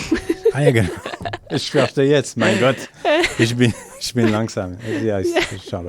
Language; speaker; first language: German; non-native, learner; French